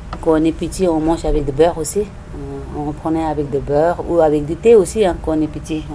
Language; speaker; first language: French; non-native, learner; Tibetan